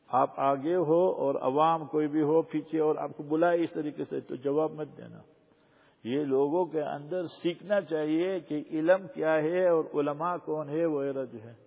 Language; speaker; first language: Urdu; non-native, local second language; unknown